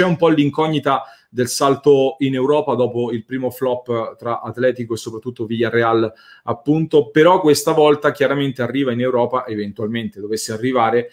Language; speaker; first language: Italian; native; Italian